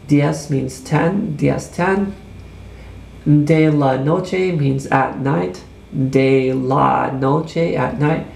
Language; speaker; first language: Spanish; non-native, learner; English